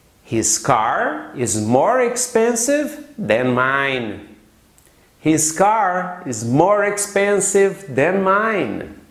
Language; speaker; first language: English; non-native, fluent; Portuguese